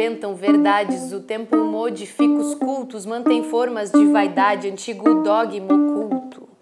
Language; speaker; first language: Portuguese; native; Portuguese